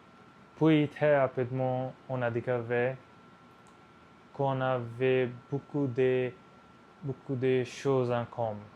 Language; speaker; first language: French; non-native, learner; Punjabi